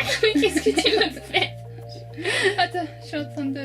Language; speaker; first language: French; native; French